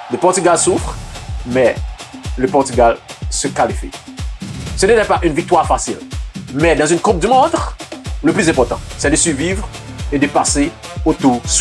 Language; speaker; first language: French; non-native, local second language; Haitian Creole